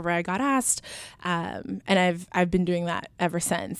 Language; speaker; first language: English; early bilingual, other home language; Spanish